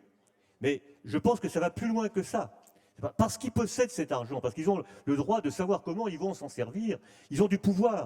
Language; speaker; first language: French; native; French